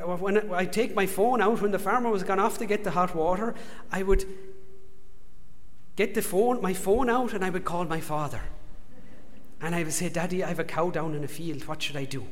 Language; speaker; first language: English; native; English